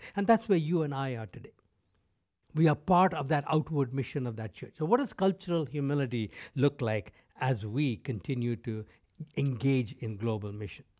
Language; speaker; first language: English; non-native, local second language; Tamil